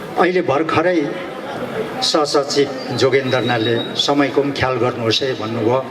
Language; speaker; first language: Nepali; native; Nepali